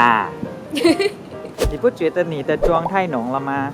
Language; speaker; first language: Chinese; non-native, fluent; Thai